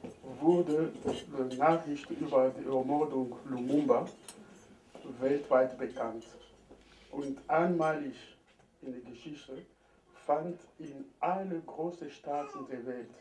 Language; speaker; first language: German; non-native, fluent; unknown